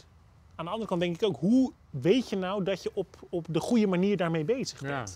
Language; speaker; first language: Dutch; native; Dutch